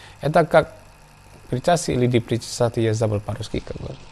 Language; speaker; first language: Russian; non-native, learner; Javanese